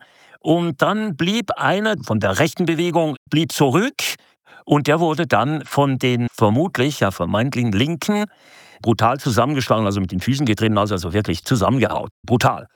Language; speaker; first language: German; native; German